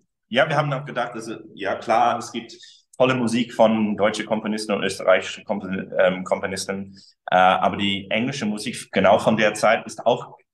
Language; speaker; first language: German; early bilingual, other home language; English